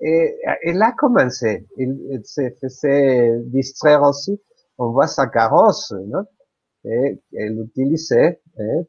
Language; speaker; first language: French; non-native, fluent; Spanish